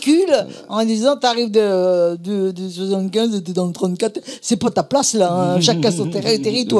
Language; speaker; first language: French; native; French